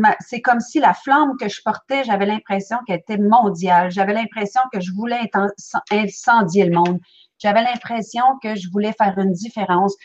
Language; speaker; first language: French; native; French